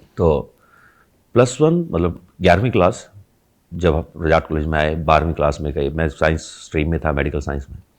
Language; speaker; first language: Hindi; native; Hindi